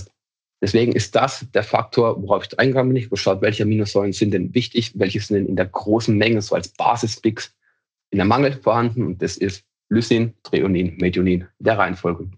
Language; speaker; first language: German; native; German